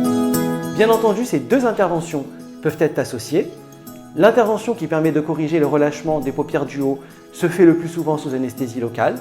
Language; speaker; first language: French; native; French